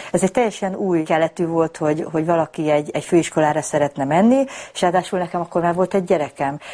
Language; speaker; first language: Hungarian; native; Hungarian